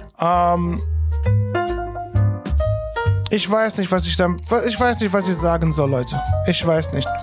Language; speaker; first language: German; non-native, fluent; Arabic